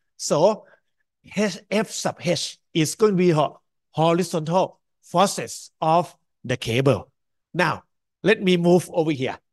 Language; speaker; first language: English; non-native, fluent; Thai